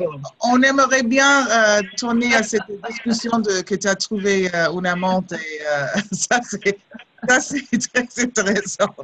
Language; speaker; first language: French; non-native, fluent; English